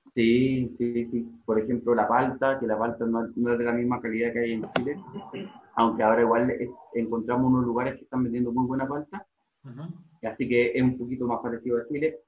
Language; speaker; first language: Spanish; native; Spanish